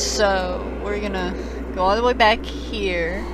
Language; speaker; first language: English; native; English